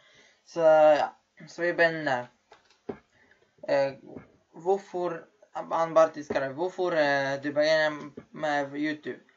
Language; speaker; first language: Norwegian; early bilingual, other home language; Polish